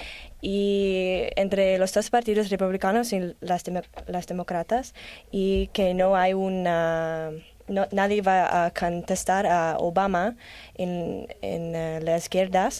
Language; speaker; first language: Spanish; non-native, learner; English